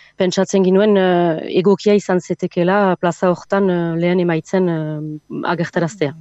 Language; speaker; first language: Basque; native; Basque